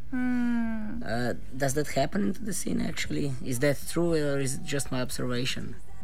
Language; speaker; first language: English; non-native, fluent; Slovenian